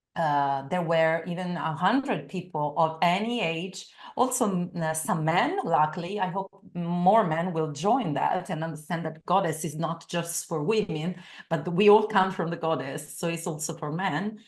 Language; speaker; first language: English; non-native, fluent; Italian